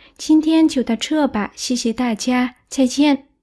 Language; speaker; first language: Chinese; non-native, fluent; Vietnamese